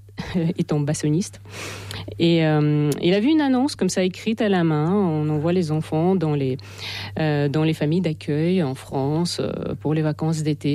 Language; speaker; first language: French; non-native, fluent; Russian